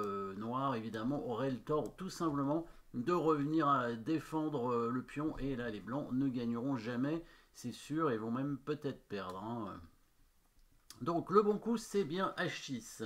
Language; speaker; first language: French; native; French